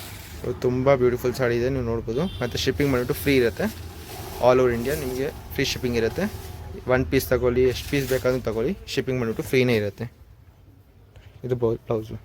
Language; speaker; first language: Kannada; non-native, local second language; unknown